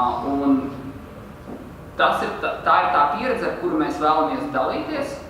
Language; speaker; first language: Latvian; native; Latvian